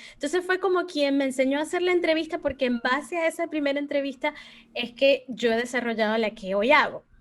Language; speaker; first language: Spanish; native; Spanish